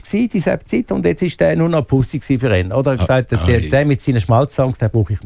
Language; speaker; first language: German; native; German